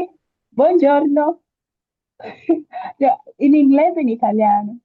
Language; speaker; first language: Italian; non-native, learner; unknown